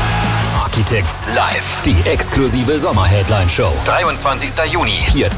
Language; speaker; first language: German; native; German